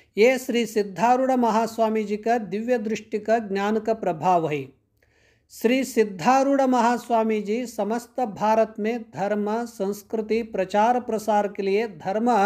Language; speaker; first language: Hindi; non-native, local second language; Kannada